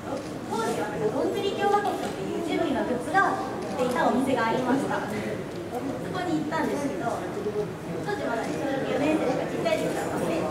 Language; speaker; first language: Japanese; native; Japanese